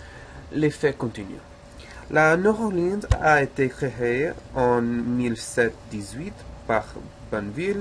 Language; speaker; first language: French; non-native, learner; English